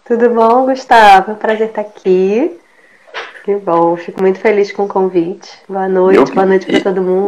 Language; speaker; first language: Portuguese; native; Portuguese